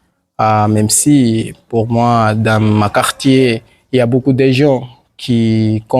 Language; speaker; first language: French; non-native, learner; Swahili